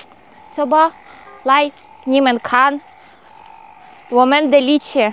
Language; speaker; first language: Chinese; non-native, learner; Ukrainian